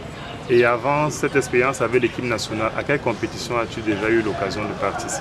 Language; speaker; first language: French; native; French